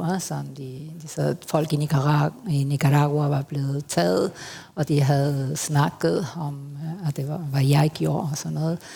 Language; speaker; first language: Danish; early bilingual, heritage; Spanish